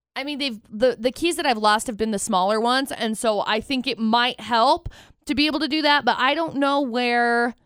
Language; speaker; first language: English; native; English